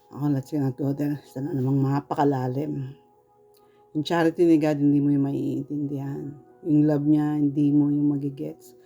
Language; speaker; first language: Filipino; native; Filipino